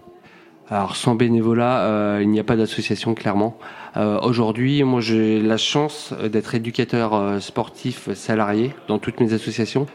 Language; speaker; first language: French; native; French